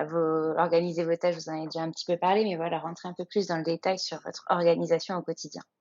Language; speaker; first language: French; native; French